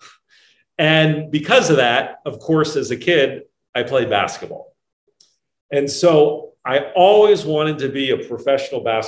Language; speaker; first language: English; native; English